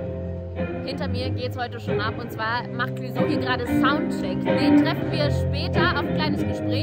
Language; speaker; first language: German; native; German